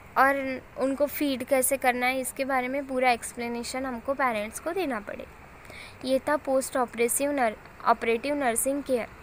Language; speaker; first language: Hindi; non-native, local second language; Marathi